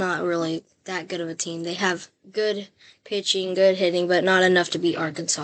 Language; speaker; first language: English; native; English